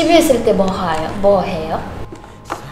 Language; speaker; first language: Korean; non-native, learner; Russian